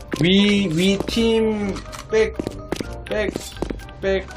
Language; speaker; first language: English; non-native, learner; Korean